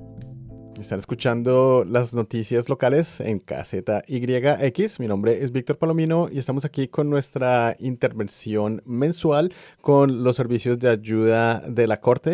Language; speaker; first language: Spanish; native; Spanish